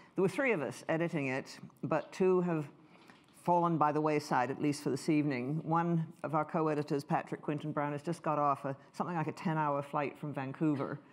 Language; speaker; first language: English; native; English